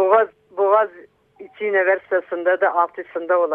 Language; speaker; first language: Turkish; non-native, local second language; Kurdish